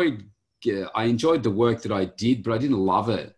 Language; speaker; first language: English; native; English